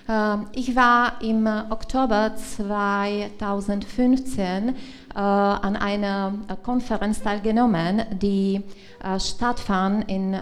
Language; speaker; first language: German; non-native, learner; Czech